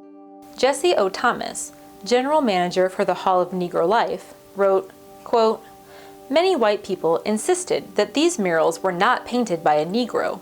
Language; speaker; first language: English; native; English